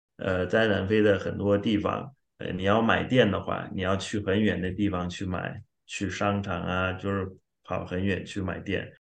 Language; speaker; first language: Chinese; non-native, fluent; Xhosa